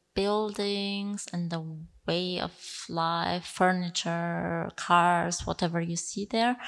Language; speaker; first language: English; non-native, fluent; Bulgarian